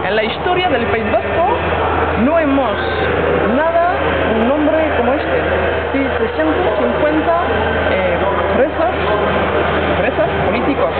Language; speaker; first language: Spanish; non-native, learner; French